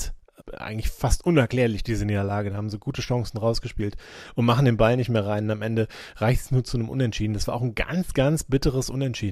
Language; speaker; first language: German; native; German